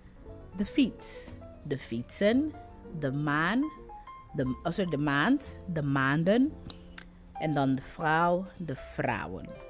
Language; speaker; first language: Dutch; non-native, fluent; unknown